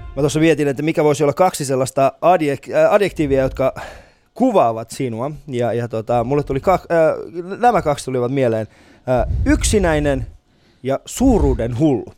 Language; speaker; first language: Finnish; early bilingual, other home language; Persian